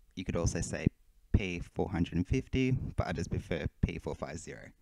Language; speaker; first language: English; native; English